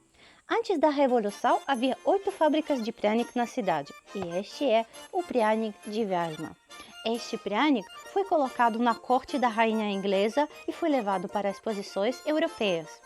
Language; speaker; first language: Portuguese; non-native, fluent; Russian